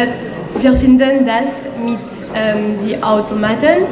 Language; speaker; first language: German; non-native, learner; French